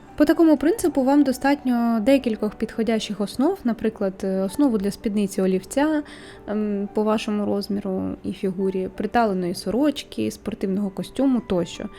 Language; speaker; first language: Ukrainian; native; Ukrainian